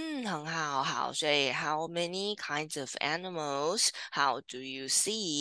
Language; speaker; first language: English; non-native, fluent; Chinese